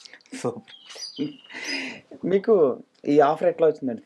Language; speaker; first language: Telugu; native; Telugu